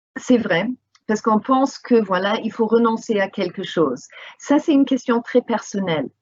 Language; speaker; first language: French; non-native, fluent; English